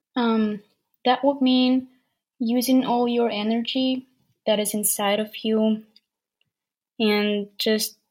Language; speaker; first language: English; non-native, fluent; Ukrainian